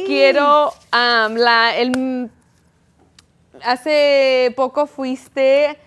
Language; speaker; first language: Spanish; early bilingual, heritage; Spanish